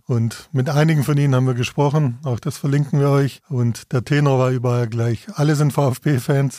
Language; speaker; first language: German; native; German